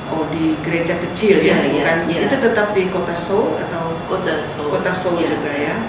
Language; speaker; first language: Indonesian; native; Indonesian